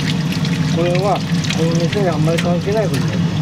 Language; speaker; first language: Japanese; native; Japanese